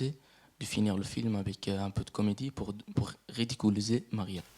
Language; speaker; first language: French; non-native, fluent; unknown